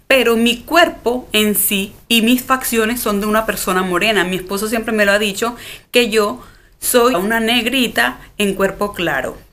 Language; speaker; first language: Spanish; native; Spanish